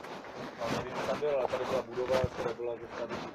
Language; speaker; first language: Czech; native; Czech